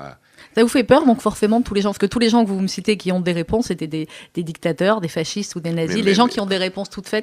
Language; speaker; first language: French; native; French